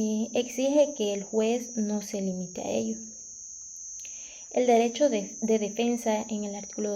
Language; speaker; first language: Spanish; native; Spanish